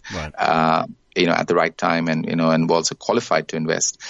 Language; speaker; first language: English; non-native, local second language; Bangla